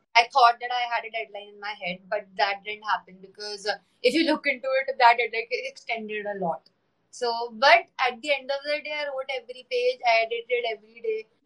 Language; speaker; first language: English; non-native, local second language; Hindi